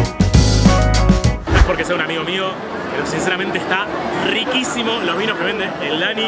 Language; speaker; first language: Spanish; native; Spanish